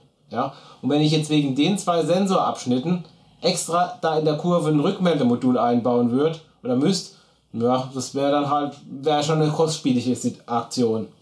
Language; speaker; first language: German; native; German